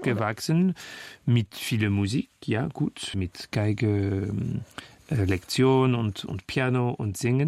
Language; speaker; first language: German; non-native, fluent; French